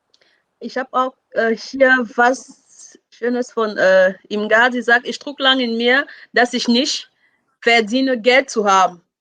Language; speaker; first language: German; non-native, fluent; French